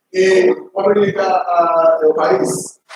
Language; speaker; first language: Spanish; non-native, learner; English